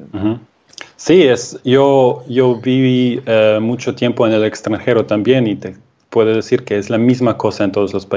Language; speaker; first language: Spanish; non-native, fluent; German